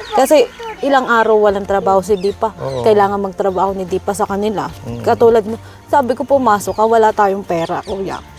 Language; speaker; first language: Filipino; native; Filipino